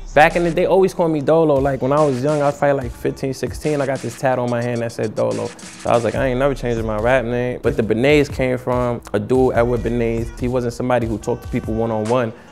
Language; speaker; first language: English; native; English